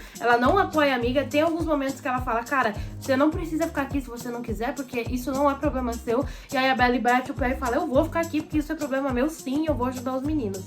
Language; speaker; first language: Portuguese; native; Portuguese